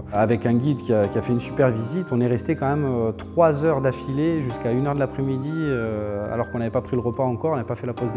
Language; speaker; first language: French; native; French